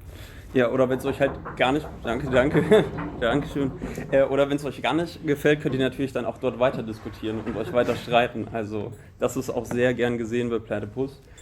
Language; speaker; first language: German; native; German